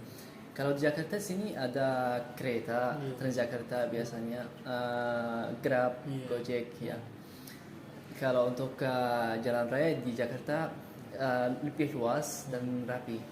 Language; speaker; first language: Indonesian; non-native, learner; Arabic